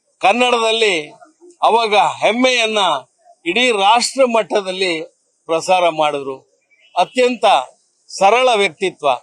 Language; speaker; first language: Kannada; native; Kannada